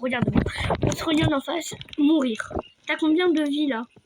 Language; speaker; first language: French; native; French